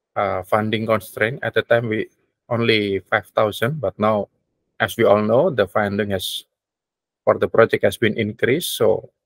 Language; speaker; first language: English; non-native, learner; Indonesian